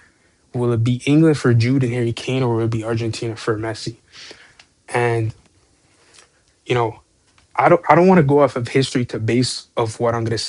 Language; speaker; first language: English; native; English